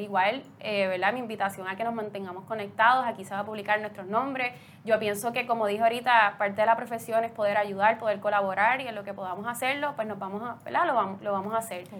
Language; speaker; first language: Spanish; native; Spanish